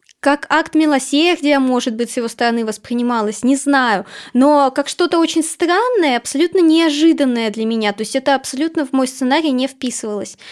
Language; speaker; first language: Russian; native; Russian